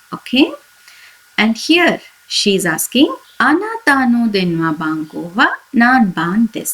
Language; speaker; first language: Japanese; non-native, fluent; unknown